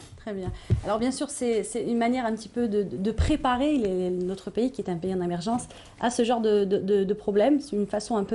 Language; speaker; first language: French; native; French